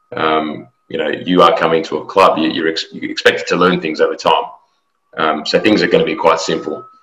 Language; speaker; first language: English; native; English